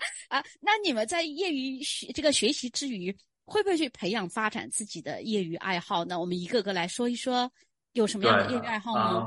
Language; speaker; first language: Chinese; native; Chinese